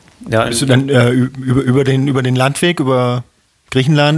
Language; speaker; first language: German; native; German